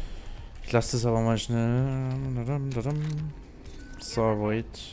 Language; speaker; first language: German; native; German